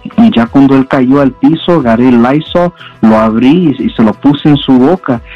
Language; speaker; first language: Spanish; early bilingual, heritage; Spanish